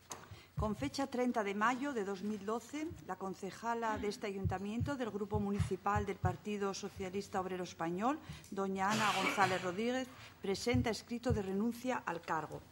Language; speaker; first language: Spanish; native; Spanish